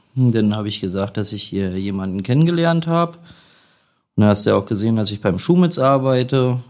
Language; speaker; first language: German; native; German